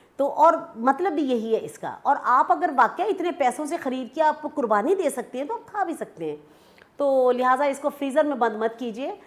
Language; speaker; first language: Urdu; native; Urdu